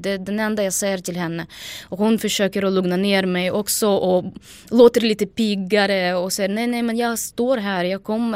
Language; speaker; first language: Swedish; non-native, fluent; Ukrainian